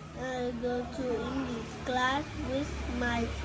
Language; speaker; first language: English; non-native, learner; Vietnamese